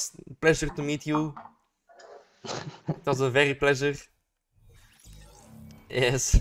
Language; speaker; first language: English; non-native, learner; Dutch